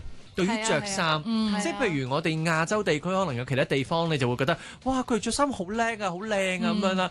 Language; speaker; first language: Cantonese; native; Cantonese